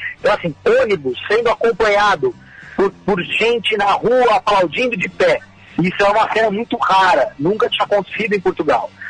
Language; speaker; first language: Portuguese; native; Portuguese